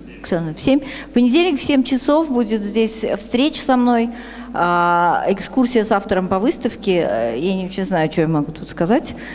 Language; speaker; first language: Russian; native; Russian